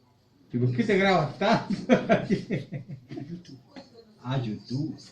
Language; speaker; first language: Spanish; native; Spanish